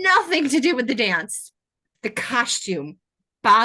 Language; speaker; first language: English; native; English